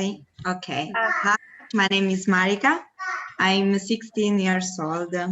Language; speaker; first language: English; non-native, learner; Italian